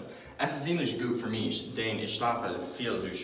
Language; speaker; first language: German; non-native, learner; English